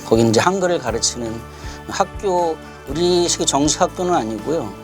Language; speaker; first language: Korean; native; Korean